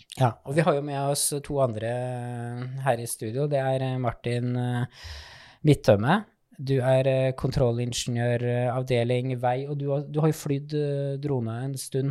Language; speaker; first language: Norwegian; native; Norwegian